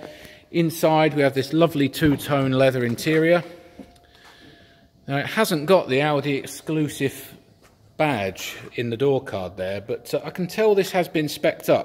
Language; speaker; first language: English; native; English